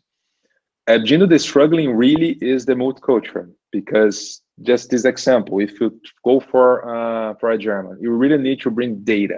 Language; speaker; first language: English; non-native, fluent; Portuguese